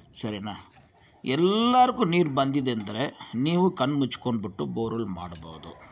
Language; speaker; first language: Kannada; non-native, local second language; Tamil